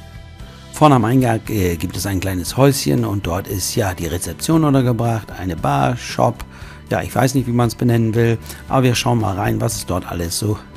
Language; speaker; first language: German; native; German